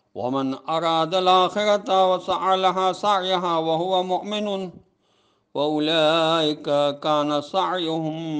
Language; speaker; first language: Arabic; non-native, fluent; Urdu